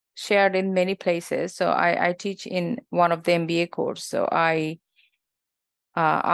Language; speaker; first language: English; non-native, local second language; Bangla